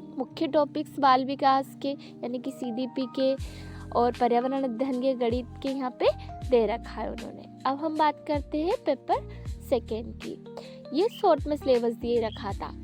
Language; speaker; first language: Hindi; native; Hindi